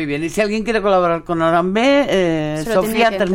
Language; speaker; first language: Spanish; native; Spanish